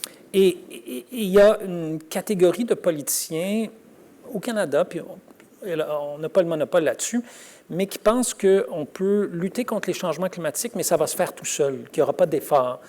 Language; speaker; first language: French; native; French